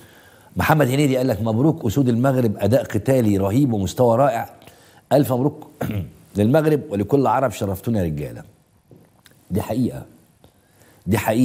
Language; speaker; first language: Arabic; native; Arabic